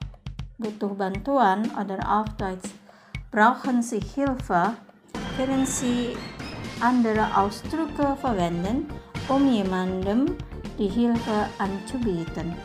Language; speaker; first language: German; non-native, fluent; Indonesian